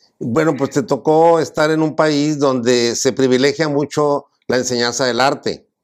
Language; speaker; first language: Spanish; native; Spanish